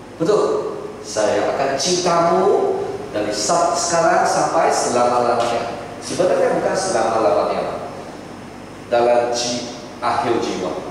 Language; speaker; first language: Malay; non-native, local second language; Chinese